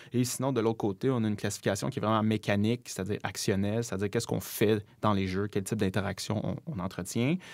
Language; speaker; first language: French; native; French